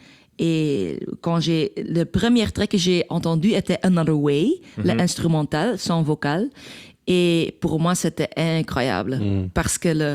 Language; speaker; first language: French; non-native, local second language; Dutch